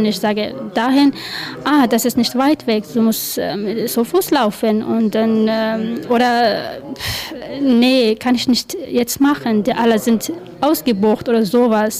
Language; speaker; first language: German; non-native, learner; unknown